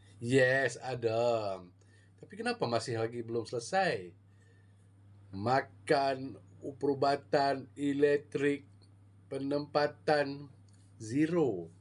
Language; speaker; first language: Malay; native; Malay